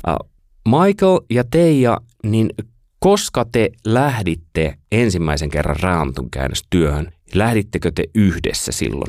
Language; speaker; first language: Finnish; native; Finnish